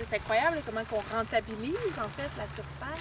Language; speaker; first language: French; native; French